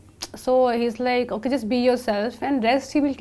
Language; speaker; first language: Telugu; non-native, local second language; Hindi